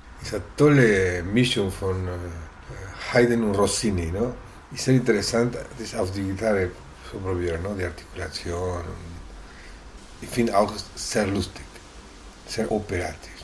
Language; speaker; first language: German; non-native, fluent; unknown